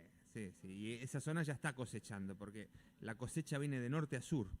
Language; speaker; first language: Spanish; native; Spanish